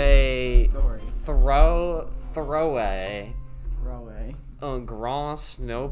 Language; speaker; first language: French; non-native, learner; English